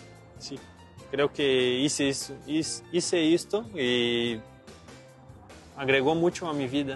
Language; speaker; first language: Spanish; non-native, learner; Portuguese